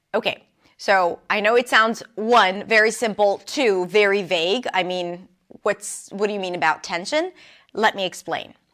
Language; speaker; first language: English; non-native, fluent; Hebrew